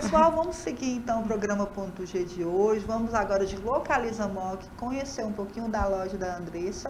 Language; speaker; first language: Portuguese; native; Portuguese